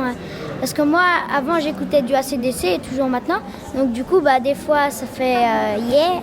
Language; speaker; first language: French; native; French